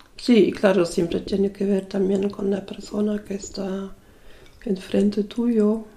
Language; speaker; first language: Spanish; early bilingual, other home language; German